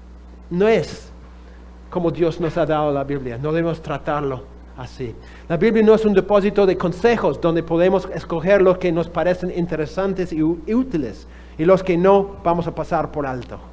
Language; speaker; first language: Spanish; non-native, fluent; English